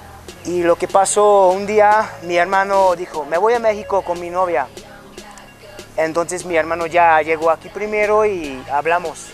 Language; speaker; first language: Spanish; non-native, fluent; Hungarian